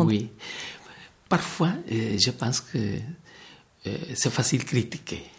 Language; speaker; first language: French; non-native, fluent; Spanish